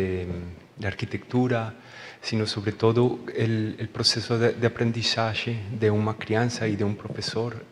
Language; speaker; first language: Portuguese; non-native, learner; Spanish